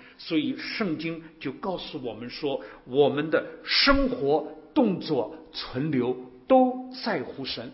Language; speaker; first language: Chinese; native; Chinese